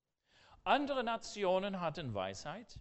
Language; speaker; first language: German; non-native, fluent; English